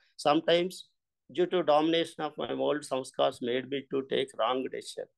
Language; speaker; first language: English; non-native, local second language; Telugu